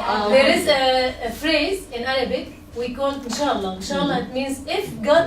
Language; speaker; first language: English; non-native, learner; Arabic